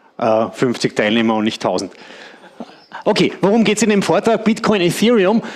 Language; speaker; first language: German; native; German